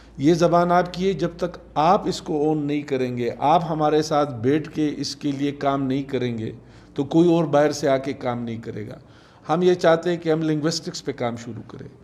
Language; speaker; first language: Urdu; non-native, local second language; Pashto